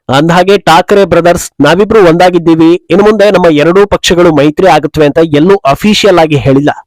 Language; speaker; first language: Kannada; native; Kannada